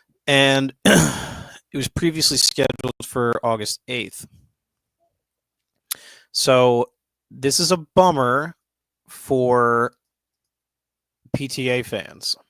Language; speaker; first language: English; native; English